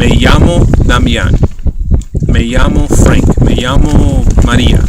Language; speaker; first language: Spanish; non-native, fluent; English